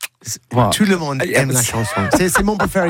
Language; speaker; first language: French; non-native, learner; English